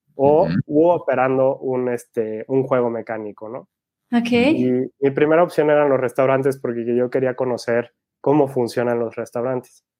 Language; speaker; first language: Spanish; native; Spanish